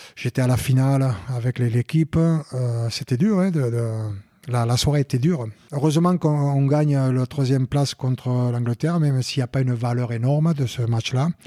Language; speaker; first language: French; native; French